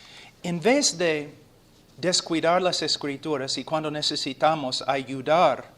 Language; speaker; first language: Spanish; non-native, fluent; English